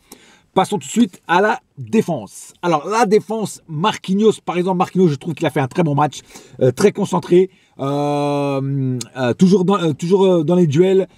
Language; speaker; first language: French; native; French